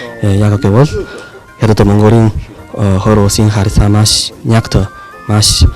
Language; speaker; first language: Mongolian; non-native, fluent; Chinese